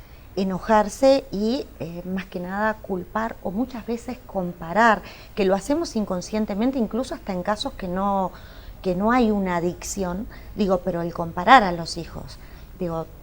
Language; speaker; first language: Spanish; native; Spanish